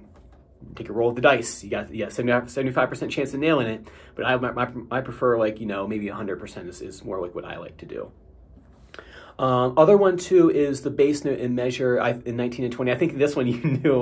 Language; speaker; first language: English; native; English